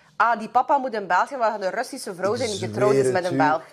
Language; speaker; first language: Dutch; early bilingual, other home language; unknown